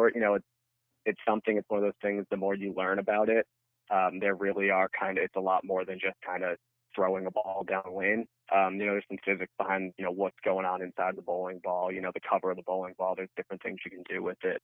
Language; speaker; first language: English; native; English